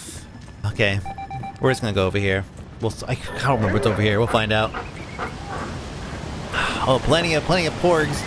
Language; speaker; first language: English; native; English